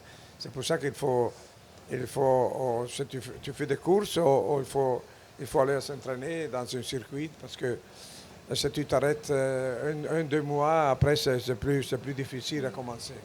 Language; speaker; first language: French; non-native, fluent; Italian